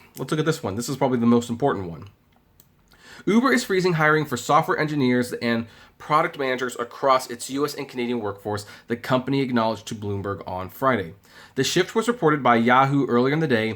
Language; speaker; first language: English; native; English